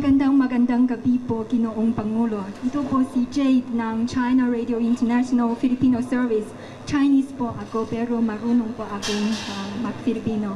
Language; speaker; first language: Filipino; non-native, learner; Chinese